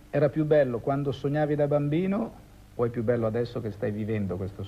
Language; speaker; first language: Italian; native; Italian